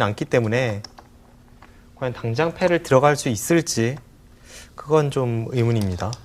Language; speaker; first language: Korean; native; Korean